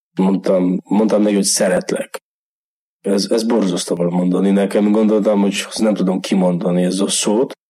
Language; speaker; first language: Hungarian; non-native, learner; Polish